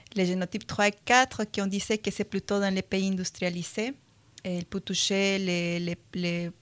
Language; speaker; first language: French; non-native, fluent; Spanish